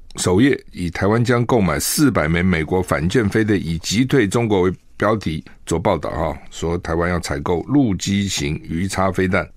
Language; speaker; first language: Chinese; native; Chinese